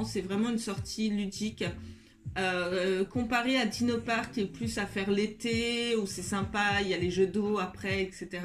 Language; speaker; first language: French; native; French